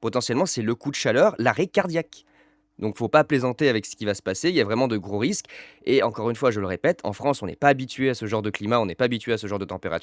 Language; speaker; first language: French; native; French